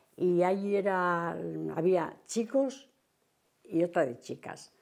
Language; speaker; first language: Spanish; native; Spanish